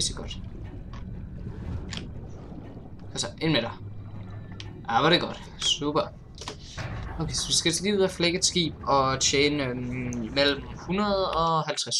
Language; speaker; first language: Danish; native; Danish